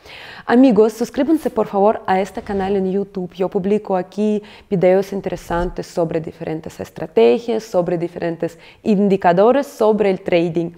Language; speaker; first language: Spanish; non-native, fluent; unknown